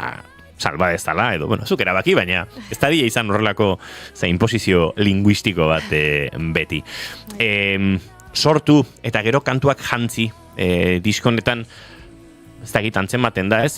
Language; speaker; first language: Basque; native; Basque